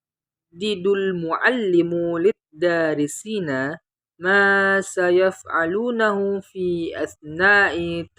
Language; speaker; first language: Arabic; non-native, learner; Indonesian